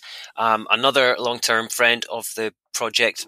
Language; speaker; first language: English; native; English